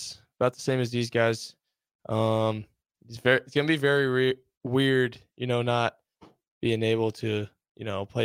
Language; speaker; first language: English; native; English